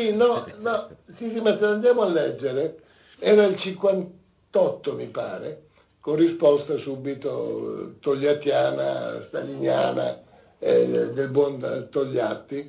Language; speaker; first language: Italian; native; Italian